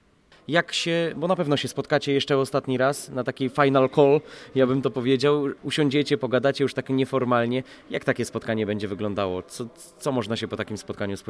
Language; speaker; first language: Polish; native; Polish